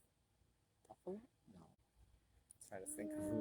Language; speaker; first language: English; native; English